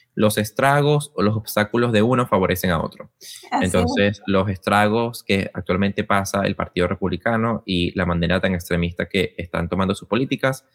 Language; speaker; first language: Spanish; native; Spanish